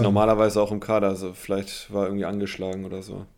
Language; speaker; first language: German; native; German